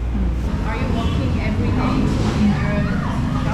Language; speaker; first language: English; non-native, learner; Korean